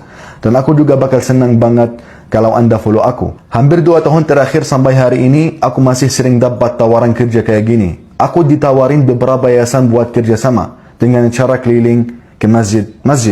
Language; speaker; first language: Indonesian; non-native, fluent; Arabic